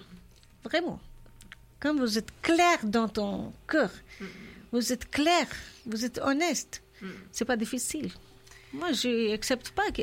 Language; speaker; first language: French; non-native, learner; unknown